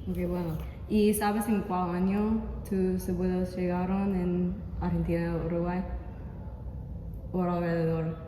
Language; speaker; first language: Spanish; non-native, learner; English